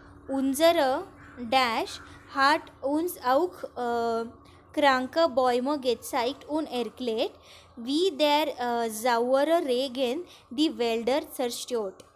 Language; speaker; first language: German; non-native, fluent; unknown